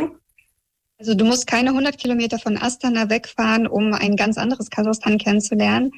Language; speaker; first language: German; early bilingual, other home language; Russian